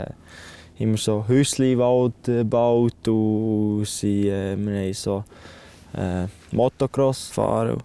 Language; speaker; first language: German; non-native, fluent; Latvian